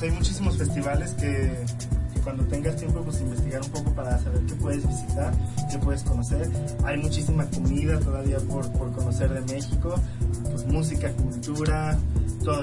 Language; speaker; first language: Spanish; native; Spanish